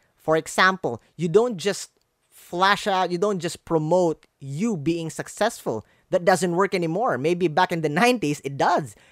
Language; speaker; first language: English; non-native, local second language; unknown